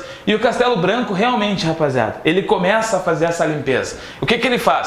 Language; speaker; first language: Portuguese; native; Portuguese